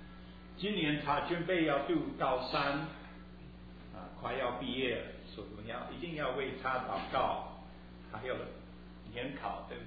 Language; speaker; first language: Chinese; early bilingual, heritage; Chinese